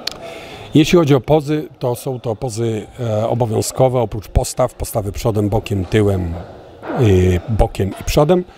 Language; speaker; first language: Polish; native; Polish